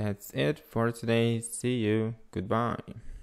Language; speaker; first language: English; non-native, fluent; Russian